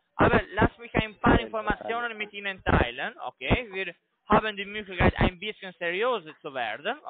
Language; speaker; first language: German; non-native, learner; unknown